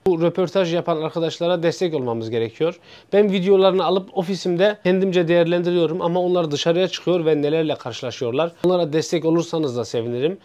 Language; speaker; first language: Turkish; native; Turkish